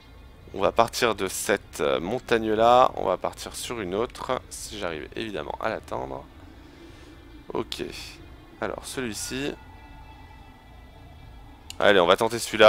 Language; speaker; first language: French; native; French